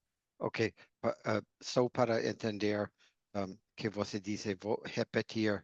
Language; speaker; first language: Portuguese; non-native, learner; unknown